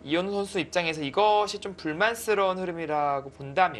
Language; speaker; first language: Korean; native; Korean